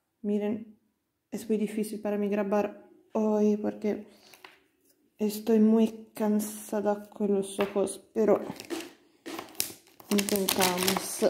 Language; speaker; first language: Spanish; non-native, learner; Italian